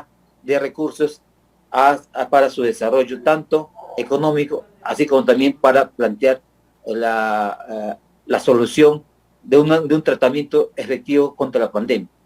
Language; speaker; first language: Spanish; native; Spanish